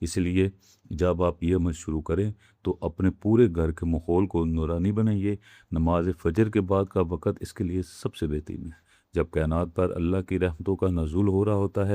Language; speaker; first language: Urdu; native; Urdu